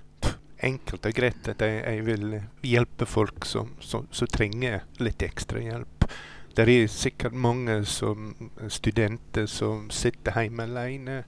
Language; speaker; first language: Norwegian; non-native, fluent; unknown